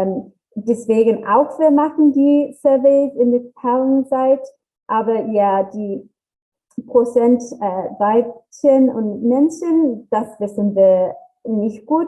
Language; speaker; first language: German; non-native, learner; English